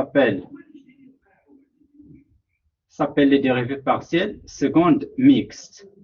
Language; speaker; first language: French; non-native, local second language; Arabic